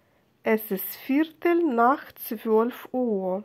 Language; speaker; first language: German; non-native, fluent; Russian